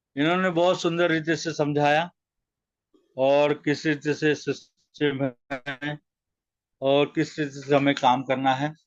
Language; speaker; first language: Hindi; non-native, local second language; Marathi